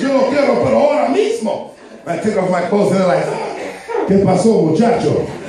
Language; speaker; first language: Spanish; non-native, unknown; English